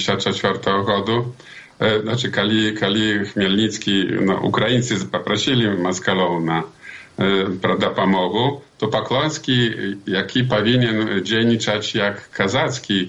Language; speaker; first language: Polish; non-native, local second language; Belarusian